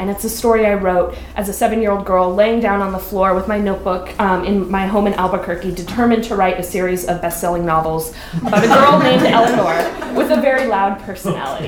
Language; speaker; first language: English; native; English